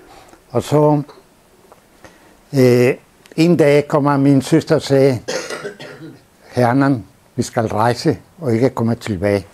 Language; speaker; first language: Danish; non-native, fluent; Spanish